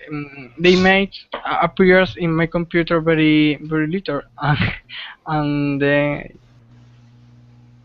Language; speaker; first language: English; non-native, learner; Spanish